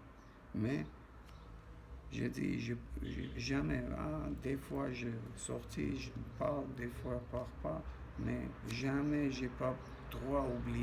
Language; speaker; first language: French; non-native, learner; Armenian